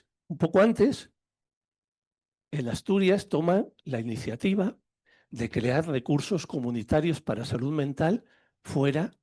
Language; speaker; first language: Spanish; native; Spanish